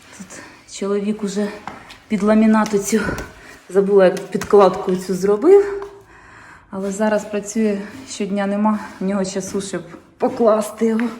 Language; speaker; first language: Ukrainian; native; Ukrainian